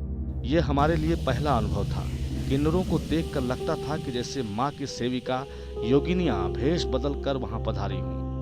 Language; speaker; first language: Hindi; native; Hindi